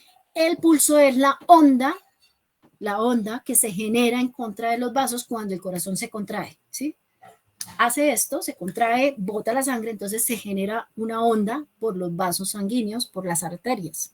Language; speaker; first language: Spanish; native; Spanish